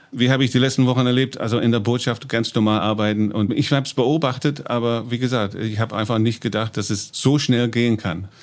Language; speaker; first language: German; non-native, fluent; English